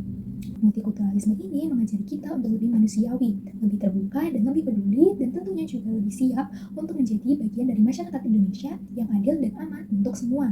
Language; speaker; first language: Indonesian; native; Indonesian